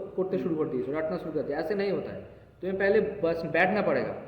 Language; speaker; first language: Hindi; non-native, local second language; Bangla